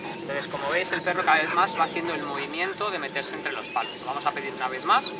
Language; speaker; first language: Spanish; native; Spanish